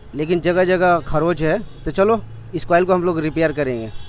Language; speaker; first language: Hindi; non-native, local second language; Bangla